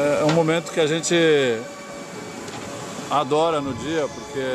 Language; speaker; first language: Portuguese; native; Portuguese